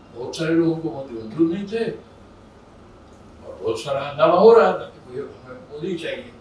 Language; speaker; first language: Hindi; non-native, local second language; Marathi